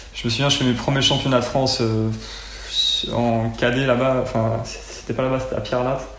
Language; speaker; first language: French; native; French